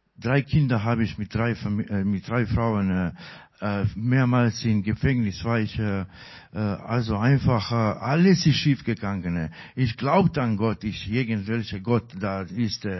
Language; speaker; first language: German; non-native, learner; Croatian